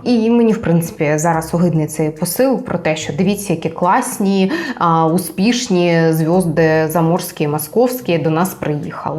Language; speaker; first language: Ukrainian; native; Ukrainian